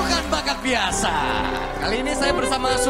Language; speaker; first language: Indonesian; native; Indonesian